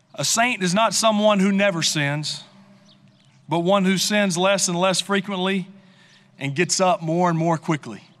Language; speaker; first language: English; native; English